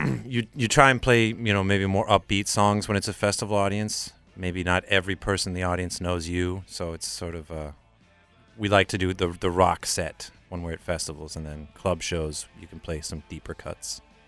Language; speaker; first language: English; native; English